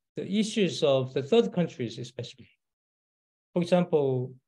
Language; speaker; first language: English; non-native, learner; Korean